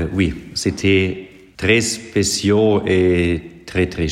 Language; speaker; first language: French; non-native, learner; German